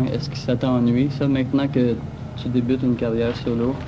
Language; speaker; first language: French; native; French